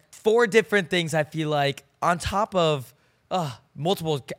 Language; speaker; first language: English; native; English